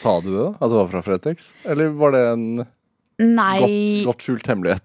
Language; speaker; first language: Norwegian; native; Norwegian